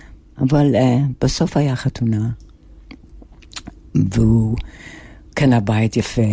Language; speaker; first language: Hebrew; non-native, fluent; English